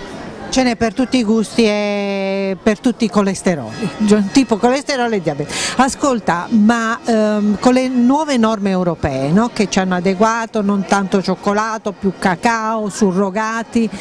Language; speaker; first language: Italian; native; Italian